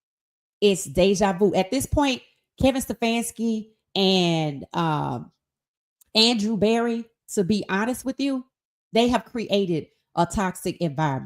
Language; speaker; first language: English; native; English